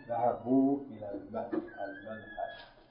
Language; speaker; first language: Arabic; non-native, learner; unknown